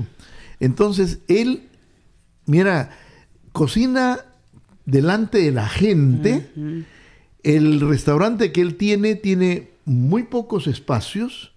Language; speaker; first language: Spanish; native; Spanish